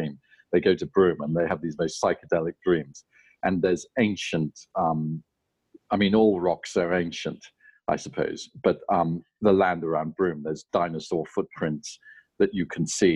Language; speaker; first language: English; native; English